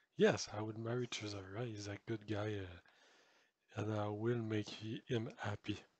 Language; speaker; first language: English; non-native, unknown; French